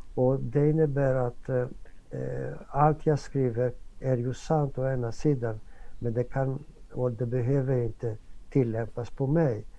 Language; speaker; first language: Swedish; non-native, fluent; Greek